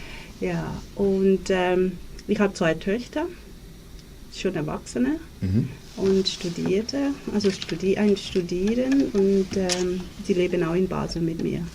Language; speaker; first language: German; non-native, learner; Swahili